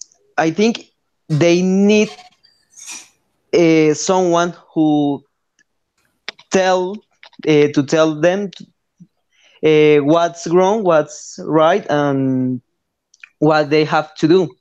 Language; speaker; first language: English; non-native, learner; Spanish